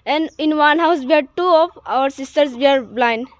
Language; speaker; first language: English; non-native, local second language; Assamese